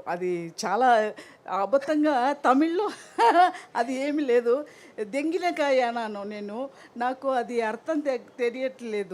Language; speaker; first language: Telugu; non-native, fluent; Tamil